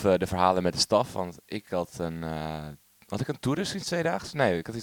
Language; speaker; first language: Dutch; native; Dutch